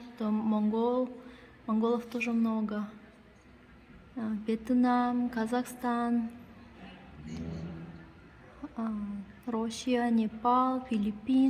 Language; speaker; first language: Russian; non-native, local second language; Tuvinian